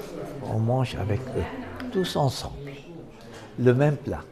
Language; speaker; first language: French; non-native, local second language; Arabic